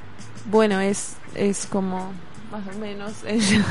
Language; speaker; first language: Spanish; non-native, fluent; Kurdish